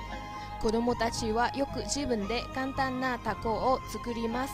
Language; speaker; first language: Japanese; non-native, learner; Vietnamese